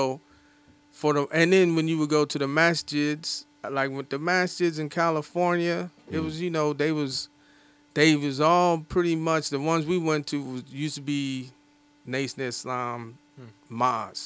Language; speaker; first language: English; native; English